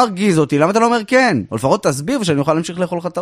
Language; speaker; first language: Hebrew; native; Hebrew